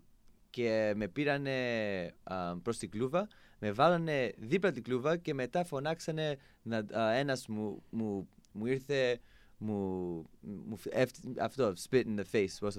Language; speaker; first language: Greek; non-native, fluent; English